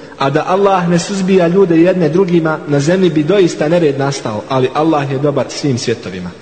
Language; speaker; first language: Bosnian; non-native, fluent; Arabic